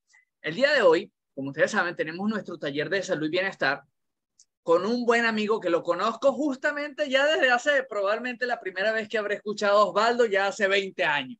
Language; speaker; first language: Spanish; native; Spanish